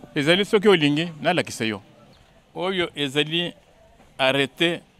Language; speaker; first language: Lingala; native; Lingala